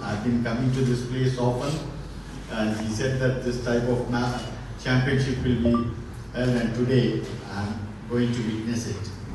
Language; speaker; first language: English; non-native, local second language; Telugu